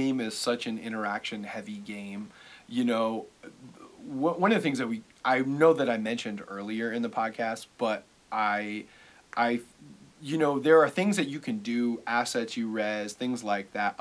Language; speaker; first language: English; native; English